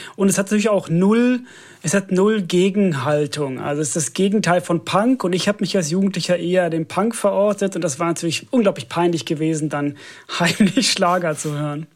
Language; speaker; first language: German; non-native, fluent; Finnish